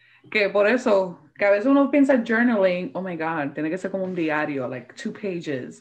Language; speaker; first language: Spanish; early bilingual, heritage; Spanish